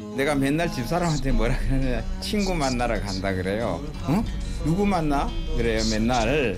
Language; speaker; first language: Korean; native; Korean